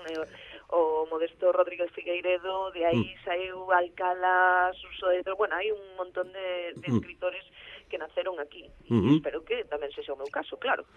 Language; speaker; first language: Galician; early bilingual, heritage; Galician